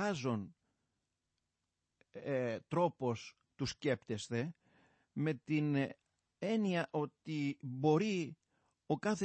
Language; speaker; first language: Greek; native; Greek